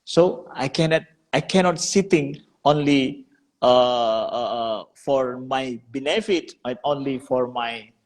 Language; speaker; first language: English; non-native, learner; Indonesian